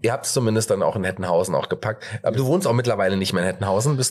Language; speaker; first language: German; native; German